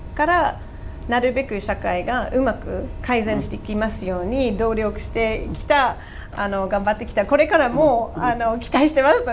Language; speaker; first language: Japanese; non-native, fluent; English